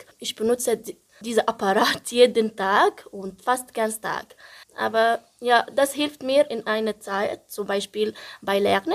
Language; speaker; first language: German; non-native, learner; Arabic